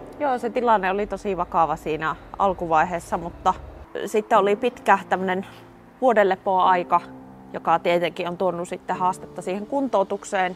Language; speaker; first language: Finnish; native; Finnish